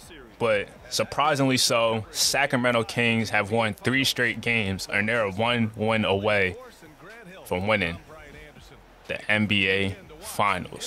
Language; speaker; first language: English; native; English